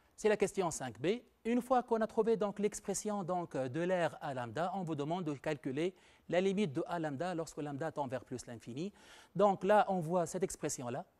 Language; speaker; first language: French; non-native, local second language; Arabic